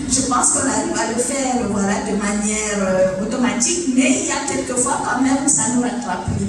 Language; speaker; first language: French; non-native, local second language; Fula